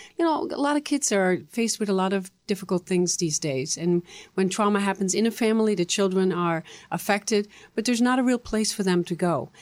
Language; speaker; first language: English; non-native, fluent; Dutch